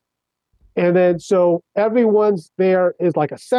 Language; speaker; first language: English; native; English